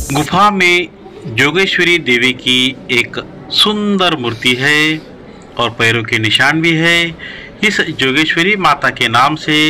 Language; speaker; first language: Hindi; non-native, local second language; Marathi